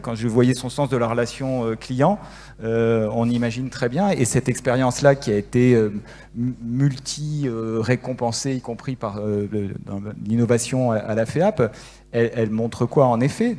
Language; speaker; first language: French; native; French